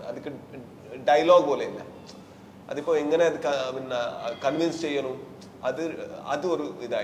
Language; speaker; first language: Malayalam; non-native, learner; Kannada